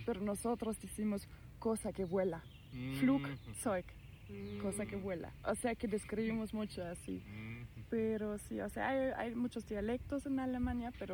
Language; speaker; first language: Spanish; non-native, fluent; German